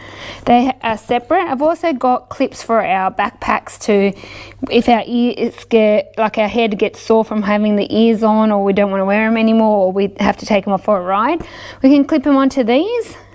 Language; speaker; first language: English; native; English